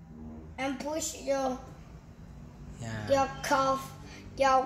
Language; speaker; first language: English; non-native, learner; Vietnamese